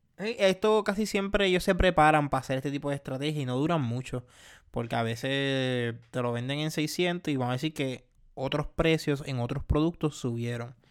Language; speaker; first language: Spanish; native; Spanish